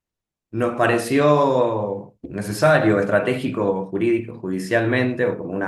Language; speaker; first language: Spanish; native; Spanish